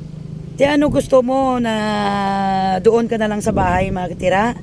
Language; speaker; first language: Filipino; non-native, local second language; Hiligaynon